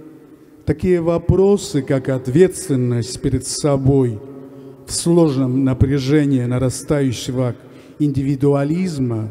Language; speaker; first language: Russian; non-native, fluent; Spanish